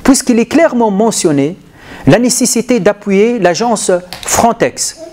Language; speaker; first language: French; non-native, local second language; Arabic